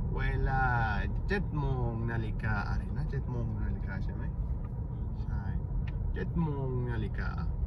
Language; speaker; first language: Thai; non-native, learner; Arabic